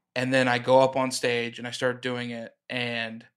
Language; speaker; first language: English; native; English